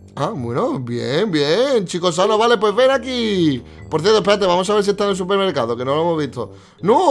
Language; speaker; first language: Spanish; native; Spanish